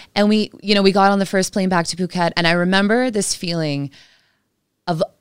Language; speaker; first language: English; native; English